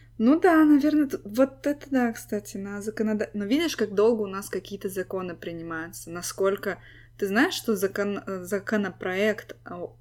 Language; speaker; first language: Russian; native; Russian